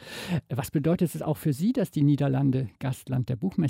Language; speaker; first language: German; native; German